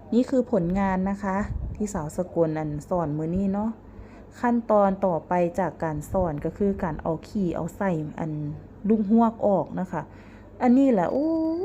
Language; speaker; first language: Thai; native; Thai